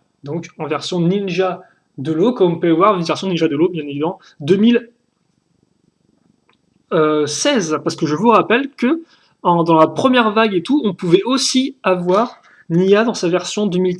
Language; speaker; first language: French; native; French